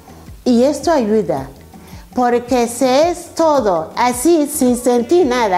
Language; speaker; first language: Spanish; non-native, fluent; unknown